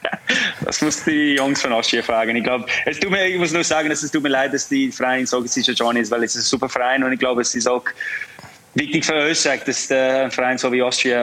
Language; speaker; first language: German; non-native, fluent; English